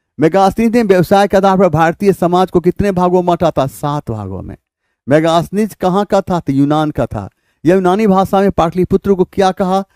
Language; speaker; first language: Hindi; native; Hindi